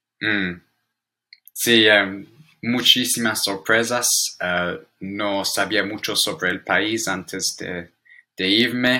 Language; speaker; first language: Spanish; non-native, learner; English